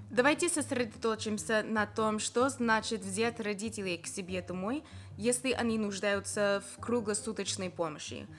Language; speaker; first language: Russian; non-native, fluent; English